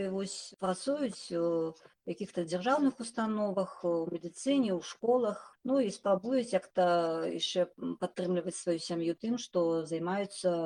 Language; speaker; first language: Belarusian; native; Belarusian